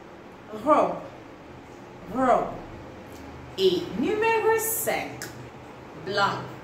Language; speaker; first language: French; non-native, fluent; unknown